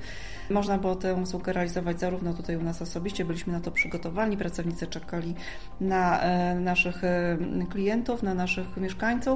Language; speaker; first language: Polish; native; Polish